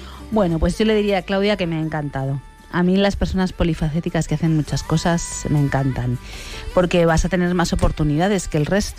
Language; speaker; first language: Spanish; native; Spanish